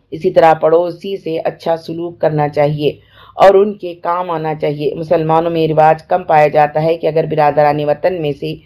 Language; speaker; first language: Urdu; native; Urdu